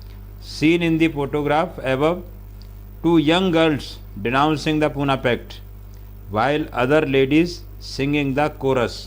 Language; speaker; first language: English; non-native, local second language; Hindi